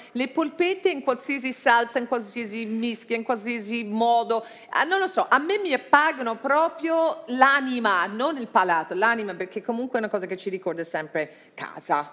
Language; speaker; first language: Italian; non-native, fluent; English